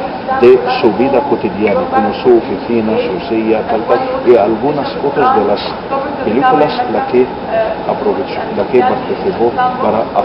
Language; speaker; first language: Spanish; non-native, fluent; Arabic